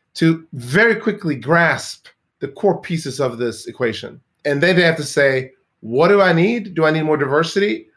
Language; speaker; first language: English; early bilingual, other home language; Swedish